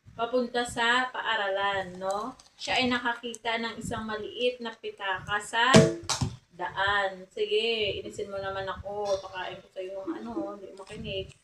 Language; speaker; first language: Filipino; native; Filipino